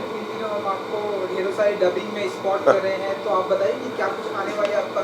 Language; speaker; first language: Hindi; native; Hindi